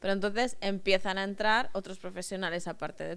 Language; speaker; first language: Spanish; native; Spanish